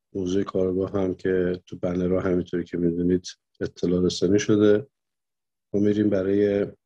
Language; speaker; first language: Persian; native; Persian